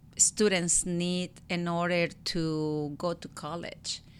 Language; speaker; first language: English; non-native, learner; Spanish